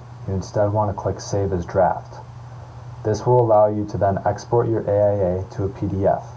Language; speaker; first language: English; native; English